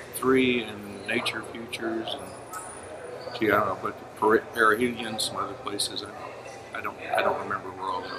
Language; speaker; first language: English; native; English